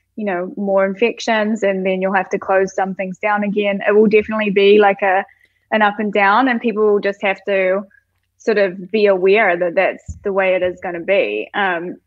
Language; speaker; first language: English; native; English